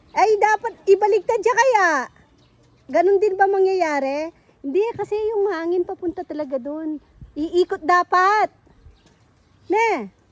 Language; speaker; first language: Filipino; non-native, local second language; Pampanga